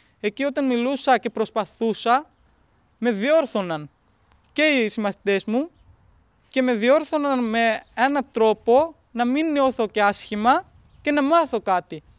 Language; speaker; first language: Greek; non-native, fluent; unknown